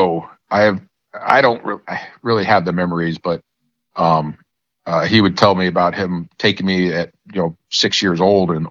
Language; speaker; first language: English; native; English